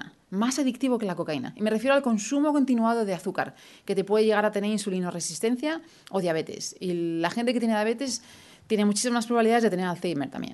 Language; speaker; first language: Spanish; native; Spanish